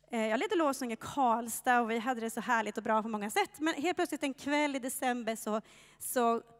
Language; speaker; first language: Swedish; native; Swedish